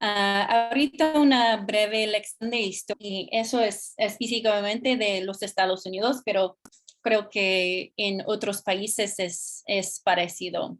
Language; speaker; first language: Spanish; non-native, fluent; English